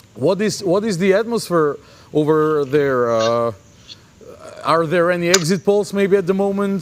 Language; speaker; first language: English; non-native, fluent; Macedonian